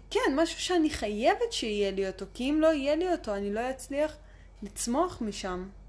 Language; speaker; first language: Hebrew; early bilingual, other home language; Russian